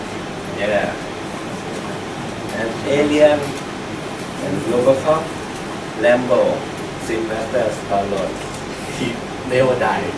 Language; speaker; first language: English; non-native, learner; Thai